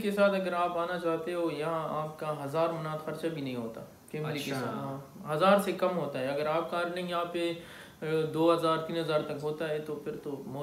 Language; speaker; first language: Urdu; non-native, local second language; Pashto